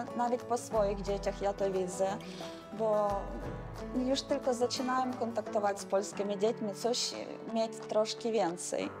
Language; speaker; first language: Polish; non-native, learner; Ukrainian